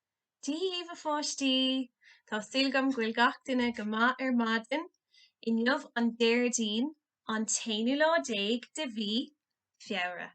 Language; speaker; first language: Irish; non-native, local second language; English